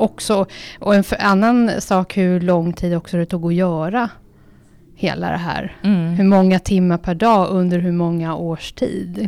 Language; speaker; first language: Swedish; native; Swedish